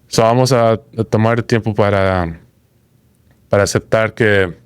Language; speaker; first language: Spanish; early bilingual, heritage; Spanish